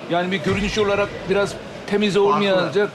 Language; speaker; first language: Turkish; non-native, fluent; Korean